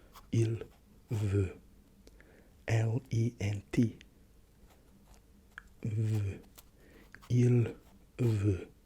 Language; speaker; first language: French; non-native, learner; English